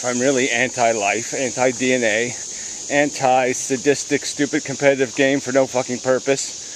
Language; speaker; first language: English; native; English